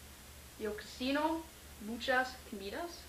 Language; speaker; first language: Spanish; non-native, learner; English